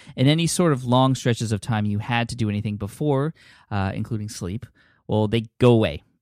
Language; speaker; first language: English; early bilingual, other home language; Filipino